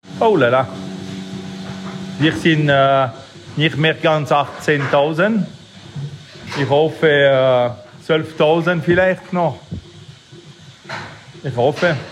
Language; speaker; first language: German; non-native, local second language; French